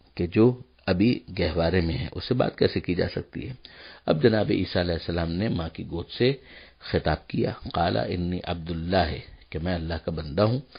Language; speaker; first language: Urdu; native; Urdu